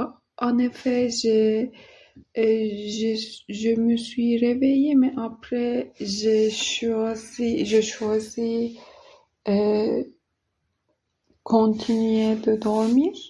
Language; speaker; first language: French; non-native, learner; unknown